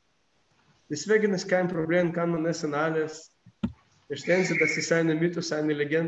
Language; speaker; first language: German; non-native, fluent; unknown